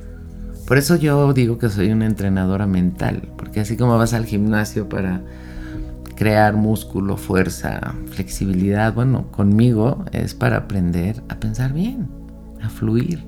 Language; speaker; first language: Spanish; native; Spanish